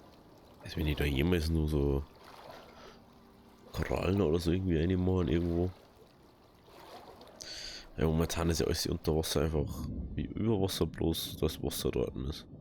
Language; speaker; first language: German; native; German